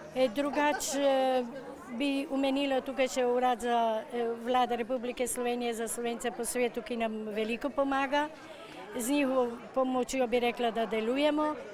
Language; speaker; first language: Slovenian; native; Slovenian